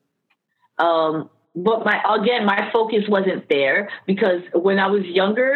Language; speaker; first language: English; native; English